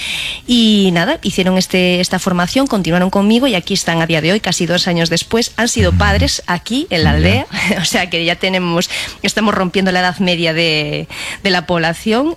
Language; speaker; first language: Spanish; native; Spanish